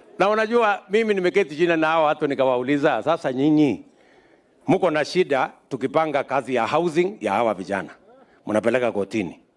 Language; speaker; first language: Swahili; non-native, local second language; Kalenjin